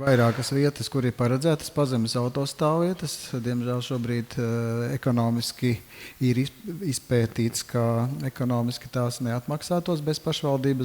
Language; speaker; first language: Latvian; native; Latvian